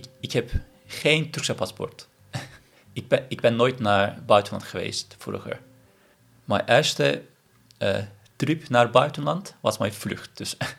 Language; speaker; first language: Dutch; non-native, learner; Turkish